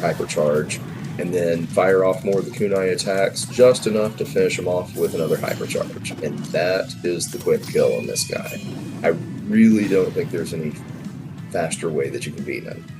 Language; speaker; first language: English; native; English